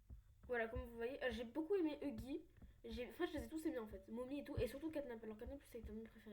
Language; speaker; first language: French; native; French